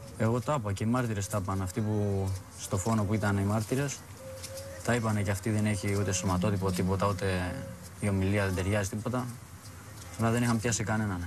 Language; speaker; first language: Greek; early bilingual, other home language; Albanian